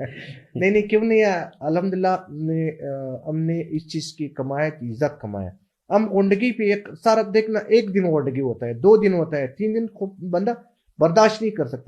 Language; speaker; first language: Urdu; non-native, local second language; Pashto